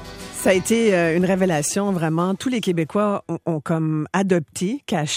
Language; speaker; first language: French; native; French